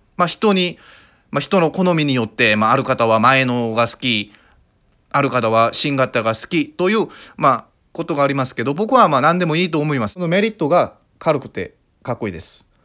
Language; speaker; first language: Japanese; non-native, fluent; Korean